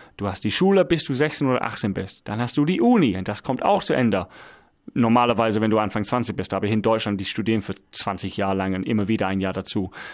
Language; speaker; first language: German; non-native, fluent; English